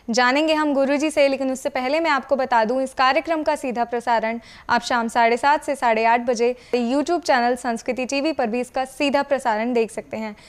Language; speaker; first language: Hindi; native; Hindi